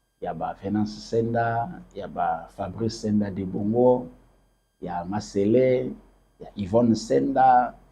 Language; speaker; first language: Lingala; native; Lingala